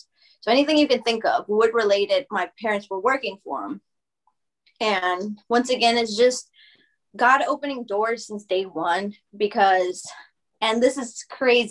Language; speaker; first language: English; early bilingual, other home language; Spanish